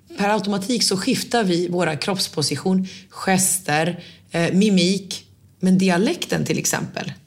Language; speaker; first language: Swedish; early bilingual, other home language; Finnish